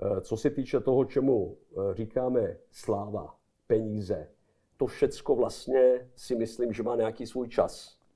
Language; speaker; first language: Czech; non-native, fluent; Serbian